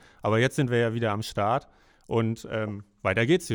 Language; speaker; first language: German; native; German